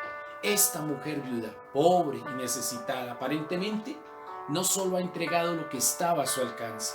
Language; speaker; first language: Spanish; native; Spanish